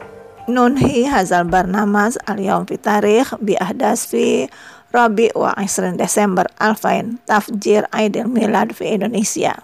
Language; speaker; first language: Arabic; non-native, fluent; Indonesian